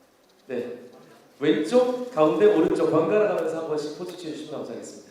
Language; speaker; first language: Korean; native; Korean